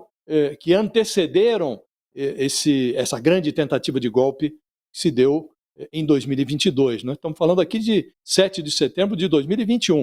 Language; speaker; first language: Portuguese; native; Portuguese